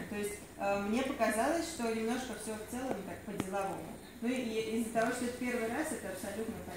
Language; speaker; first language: Russian; native; Russian